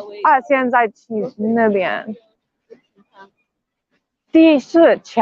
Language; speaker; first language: Chinese; non-native, learner; Afrikaans